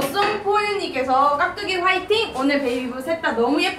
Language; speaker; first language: Korean; native; Korean